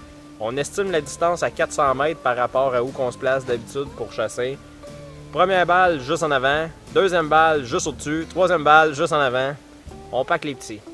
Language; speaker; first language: French; native; French